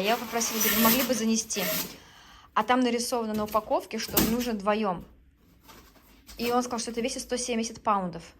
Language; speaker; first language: Russian; native; Russian